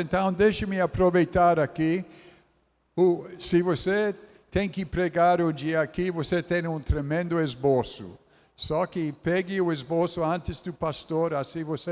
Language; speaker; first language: Portuguese; non-native, fluent; English